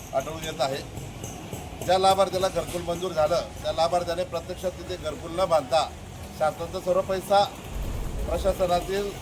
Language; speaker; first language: Marathi; native; Marathi